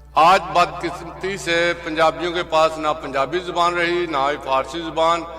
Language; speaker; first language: Urdu; non-native, local second language; Punjabi